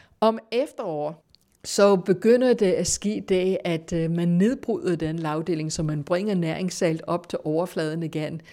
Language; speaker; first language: Danish; non-native, fluent; English